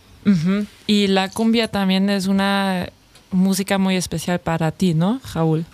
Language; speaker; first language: Spanish; non-native, fluent; German